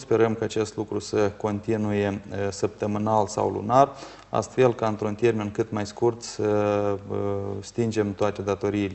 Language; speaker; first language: Romanian; native; Romanian